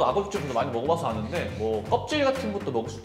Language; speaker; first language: Korean; native; Korean